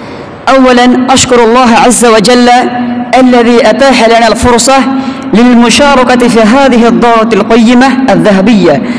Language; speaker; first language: Arabic; non-native, fluent; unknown